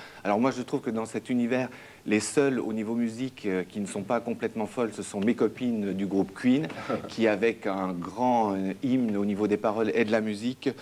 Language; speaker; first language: French; native; French